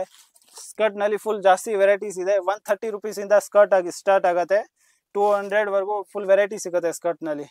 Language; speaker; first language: Kannada; non-native, local second language; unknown